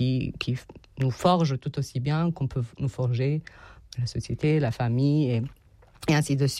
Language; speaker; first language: French; non-native, fluent; Serbian